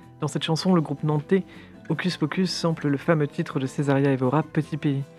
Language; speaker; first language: French; native; French